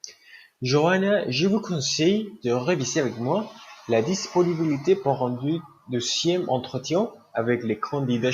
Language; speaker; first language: French; non-native, learner; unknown